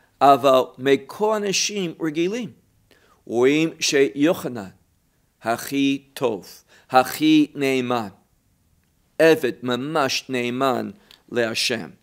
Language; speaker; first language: Hebrew; non-native, fluent; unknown